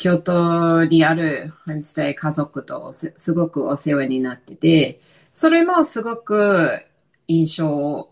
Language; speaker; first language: Japanese; non-native, fluent; English